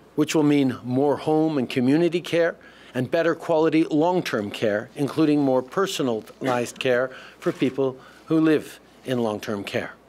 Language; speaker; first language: English; native; English